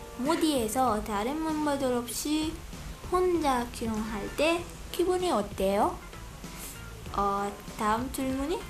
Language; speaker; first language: Korean; non-native, learner; Arabic